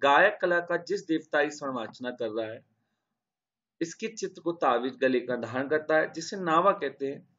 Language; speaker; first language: Hindi; native; Hindi